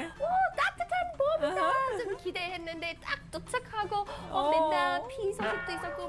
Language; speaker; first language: Korean; non-native, fluent; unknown